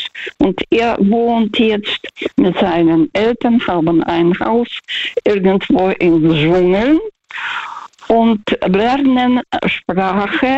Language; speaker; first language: German; non-native, fluent; Russian